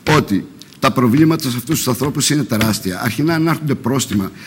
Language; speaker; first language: Greek; native; Greek